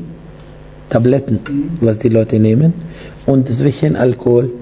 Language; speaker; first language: German; non-native, fluent; Arabic